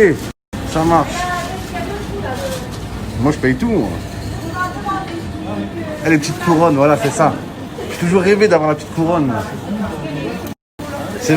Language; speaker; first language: French; native; French